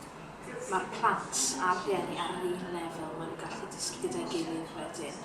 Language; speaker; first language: Welsh; non-native, local second language; English